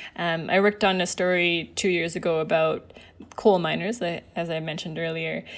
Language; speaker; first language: English; native; English